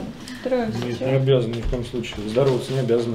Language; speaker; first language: Russian; native; Russian